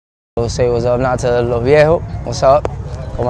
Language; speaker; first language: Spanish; early bilingual, heritage; Spanish